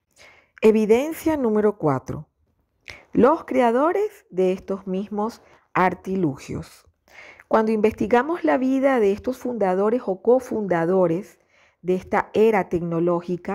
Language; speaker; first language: Spanish; native; Spanish